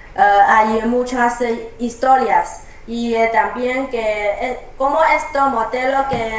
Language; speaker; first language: Spanish; non-native, learner; Chinese